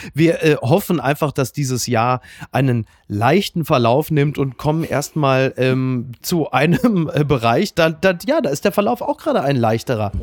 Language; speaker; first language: German; native; German